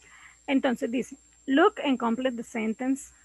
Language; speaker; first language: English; non-native, learner; Spanish